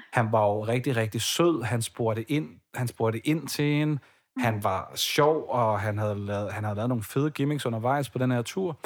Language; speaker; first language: Danish; native; Danish